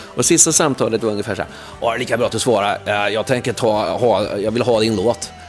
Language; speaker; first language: Swedish; native; Swedish